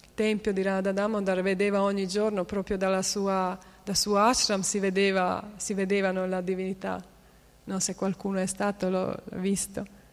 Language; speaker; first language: Italian; non-native, fluent; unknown